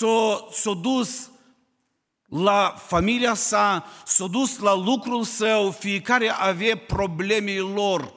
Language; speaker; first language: Romanian; non-native, local second language; Ukrainian